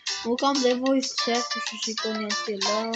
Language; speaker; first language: Albanian; early bilingual, heritage; Albanian